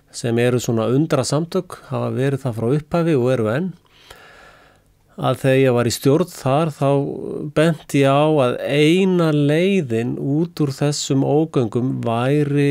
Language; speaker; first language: Icelandic; native; Icelandic